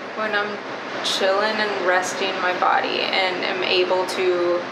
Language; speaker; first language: English; native; English